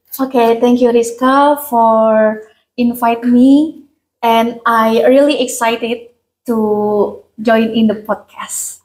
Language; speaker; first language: English; non-native, learner; Indonesian